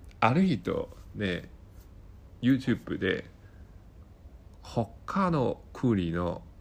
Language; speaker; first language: Japanese; non-native, learner; Cantonese